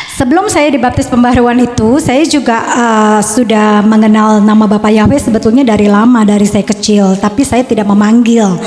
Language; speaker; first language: Indonesian; native; Indonesian